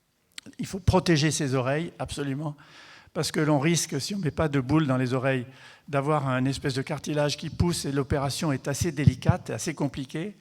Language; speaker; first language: French; native; French